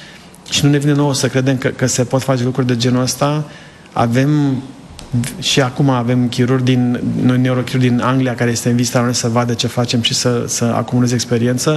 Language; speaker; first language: Romanian; native; Romanian